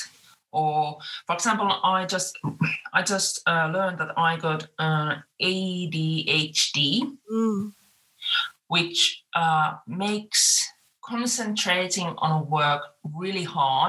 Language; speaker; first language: English; non-native, fluent; Finnish